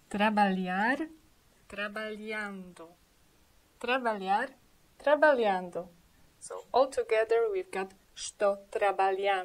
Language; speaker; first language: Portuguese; non-native, fluent; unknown